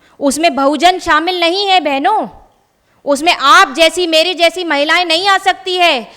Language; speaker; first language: Hindi; native; Hindi